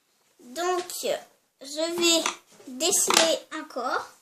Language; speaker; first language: French; native; French